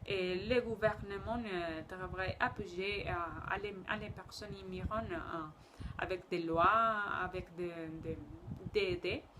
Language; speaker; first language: French; non-native, learner; Spanish